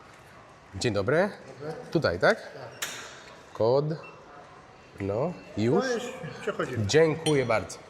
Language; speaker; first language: Polish; non-native, learner; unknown